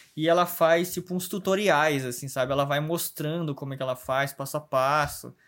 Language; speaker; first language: Portuguese; native; Portuguese